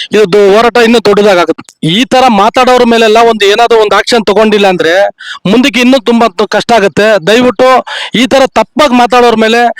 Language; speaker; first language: Kannada; native; Kannada